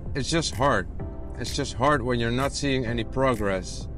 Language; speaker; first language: English; non-native, fluent; Dutch